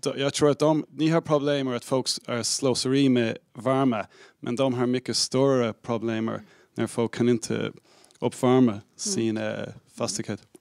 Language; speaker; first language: Swedish; non-native, fluent; English